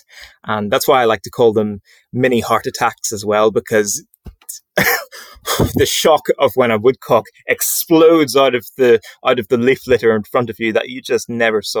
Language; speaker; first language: English; native; English